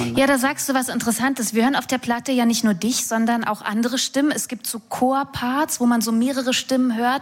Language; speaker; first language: German; native; German